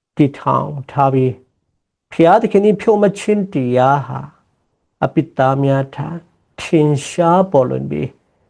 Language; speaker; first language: Burmese; non-native, local second language; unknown